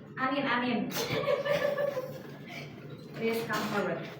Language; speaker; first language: English; non-native, learner; Indonesian